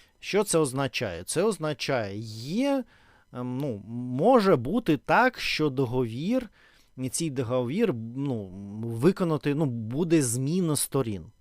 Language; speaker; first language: Ukrainian; non-native, learner; Russian